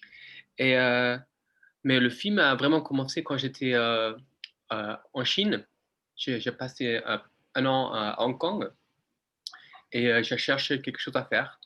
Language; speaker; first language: French; non-native, fluent; English